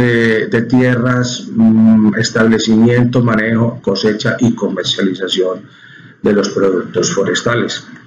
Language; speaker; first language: Spanish; native; Spanish